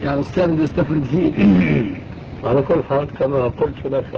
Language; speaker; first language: Arabic; early bilingual, other home language; Albanian